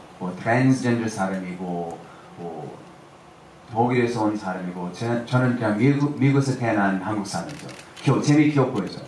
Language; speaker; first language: Korean; early bilingual, heritage; English